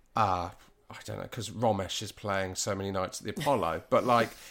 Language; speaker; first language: English; native; English